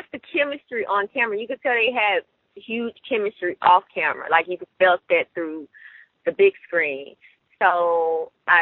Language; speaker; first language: English; native; English